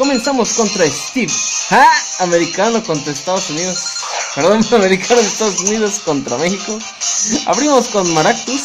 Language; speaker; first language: Spanish; native; Spanish